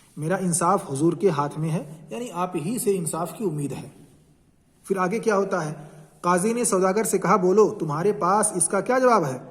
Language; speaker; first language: Urdu; native; Urdu